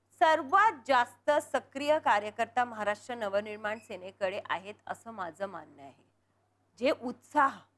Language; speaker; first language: Marathi; non-native, local second language; Punjabi